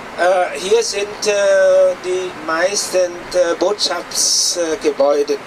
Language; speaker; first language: German; non-native, fluent; Vietnamese